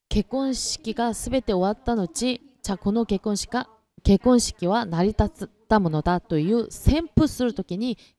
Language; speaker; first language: Japanese; non-native, fluent; Korean